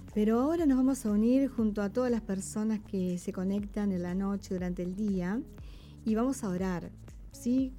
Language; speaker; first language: Spanish; native; Spanish